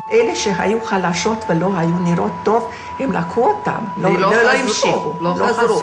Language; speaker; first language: Hebrew; non-native, fluent; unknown